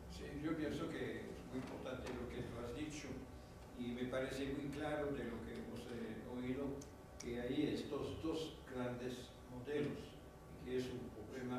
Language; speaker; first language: Spanish; non-native, fluent; French